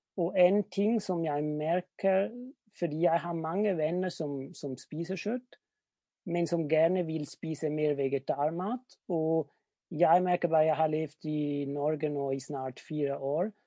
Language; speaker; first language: Norwegian; non-native, fluent; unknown